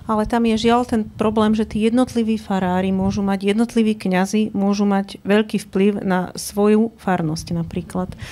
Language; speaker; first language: Slovak; native; Slovak